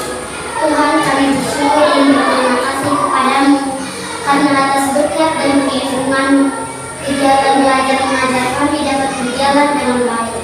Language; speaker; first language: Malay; non-native, local second language; Tetum